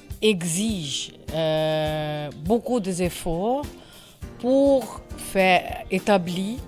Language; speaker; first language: French; non-native, learner; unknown